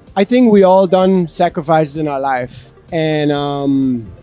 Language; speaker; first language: English; non-native, fluent; Danish